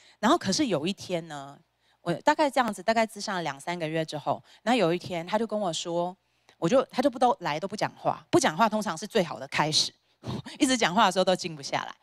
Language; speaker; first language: Chinese; native; Chinese